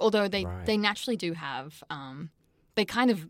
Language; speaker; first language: English; native; English